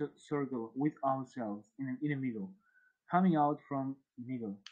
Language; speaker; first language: English; non-native, fluent; Uzbek